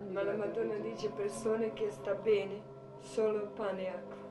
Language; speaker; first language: Italian; non-native, learner; Croatian